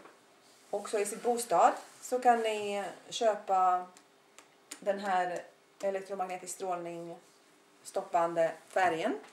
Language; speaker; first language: Swedish; non-native, fluent; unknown